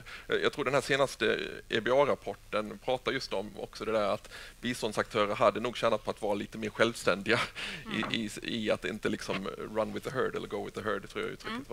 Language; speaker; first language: Swedish; native; Swedish